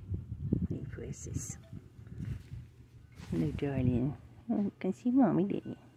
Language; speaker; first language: English; native; English